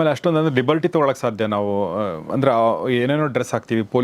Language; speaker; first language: Kannada; native; Kannada